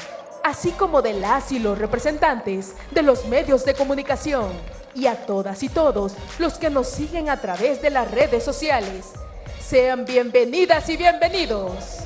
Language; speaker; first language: Spanish; native; Spanish